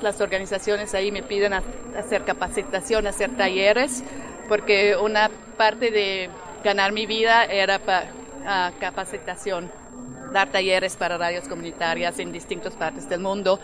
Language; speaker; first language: Spanish; non-native, fluent; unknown